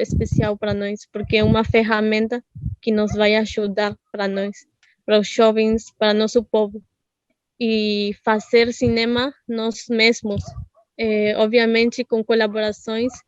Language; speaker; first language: Portuguese; non-native, fluent; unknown